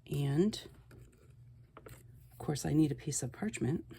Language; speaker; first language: English; native; English